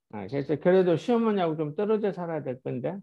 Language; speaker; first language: Korean; native; Korean